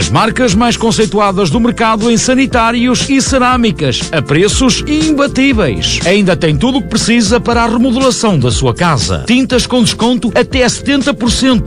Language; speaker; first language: Portuguese; native; Portuguese